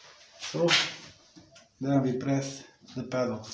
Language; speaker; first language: English; non-native, learner; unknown